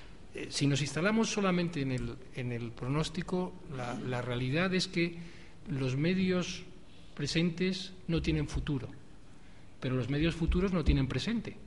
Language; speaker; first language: Spanish; native; Spanish